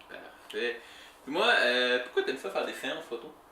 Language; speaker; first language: French; native; French